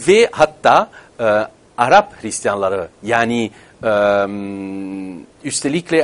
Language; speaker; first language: Turkish; non-native, fluent; Italian